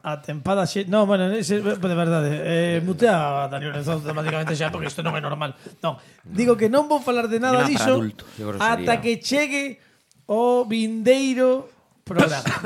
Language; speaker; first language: Galician; native; Galician